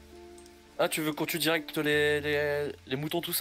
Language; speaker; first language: French; native; French